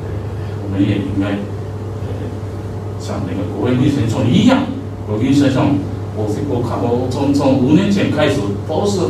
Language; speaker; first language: Chinese; non-native, learner; Japanese